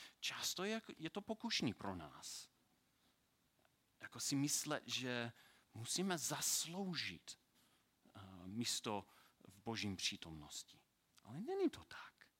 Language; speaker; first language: Czech; non-native, learner; English